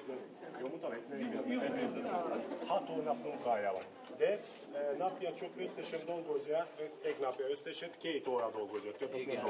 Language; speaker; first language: Hungarian; non-native, learner; Turkish